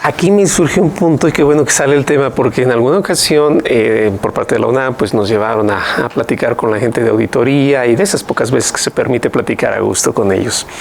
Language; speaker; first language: Spanish; native; Spanish